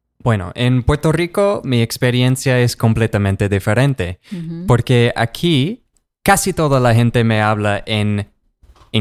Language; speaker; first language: Spanish; non-native, fluent; English